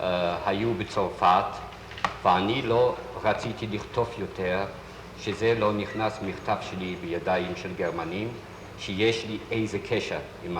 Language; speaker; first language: Hebrew; non-native, learner; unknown